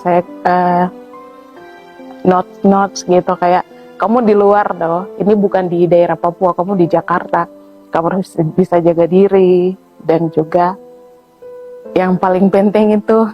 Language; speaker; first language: Indonesian; non-native, local second language; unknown